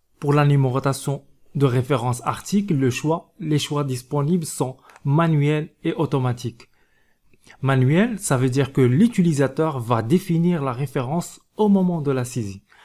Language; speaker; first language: French; non-native, local second language; Arabic